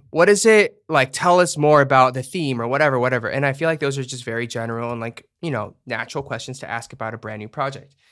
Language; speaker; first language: English; native; English